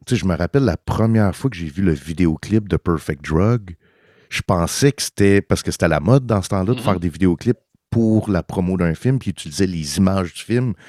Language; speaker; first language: French; early bilingual, heritage; French